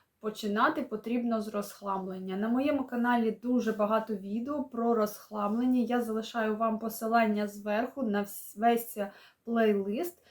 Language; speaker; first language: Ukrainian; non-native, local second language; Russian